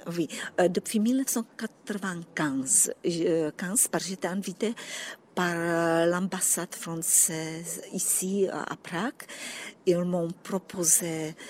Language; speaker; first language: French; non-native, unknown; Czech